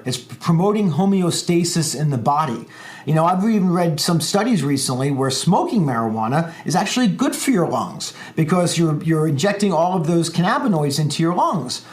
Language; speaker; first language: English; native; English